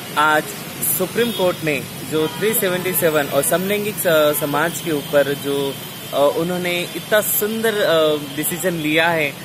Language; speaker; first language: Hindi; non-native, local second language; Marathi